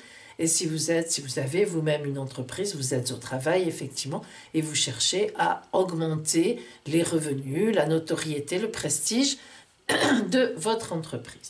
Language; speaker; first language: French; native; French